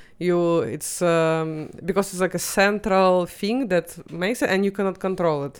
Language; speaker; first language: English; non-native, fluent; Russian